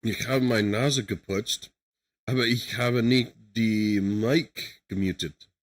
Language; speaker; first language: German; non-native, learner; English